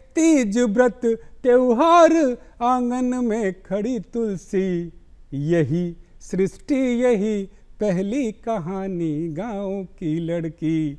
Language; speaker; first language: Hindi; native; Hindi